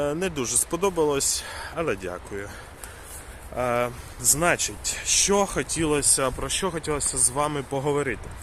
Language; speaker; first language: Ukrainian; non-native, local second language; Russian